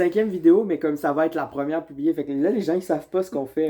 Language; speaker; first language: French; native; French